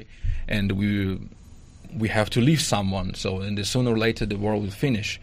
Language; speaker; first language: English; non-native, learner; Russian